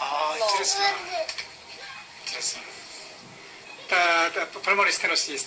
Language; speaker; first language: Russian; non-native, learner; Korean